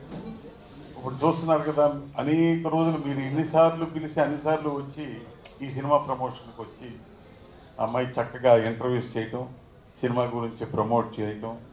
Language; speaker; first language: Telugu; native; Telugu